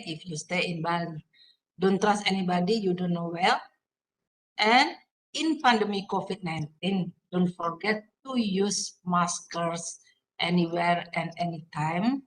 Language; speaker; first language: English; non-native, fluent; Indonesian